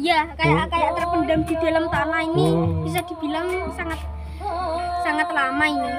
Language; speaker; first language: Indonesian; non-native, local second language; Javanese